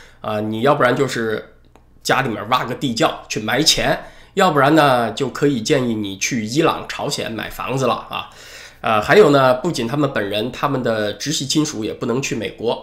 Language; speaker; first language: Chinese; native; Chinese